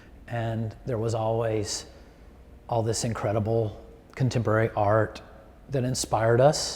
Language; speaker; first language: English; native; English